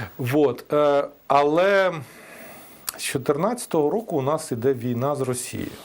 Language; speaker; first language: Ukrainian; native; Ukrainian